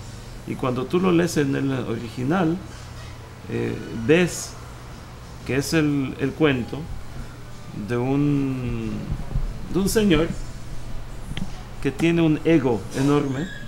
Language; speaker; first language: Spanish; early bilingual, heritage; Hebrew